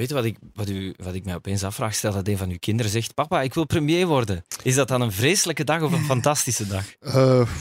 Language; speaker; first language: Dutch; native; Dutch